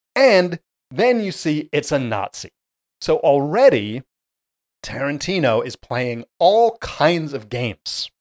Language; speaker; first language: English; native; English